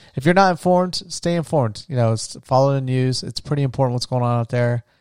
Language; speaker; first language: English; early bilingual, other home language; Spanish